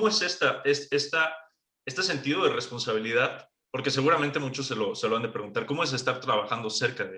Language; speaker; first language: Spanish; native; Spanish